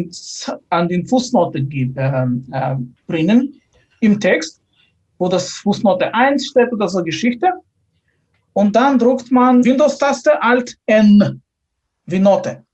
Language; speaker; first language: German; non-native, fluent; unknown